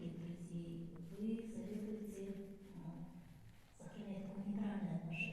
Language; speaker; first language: Russian; native; Russian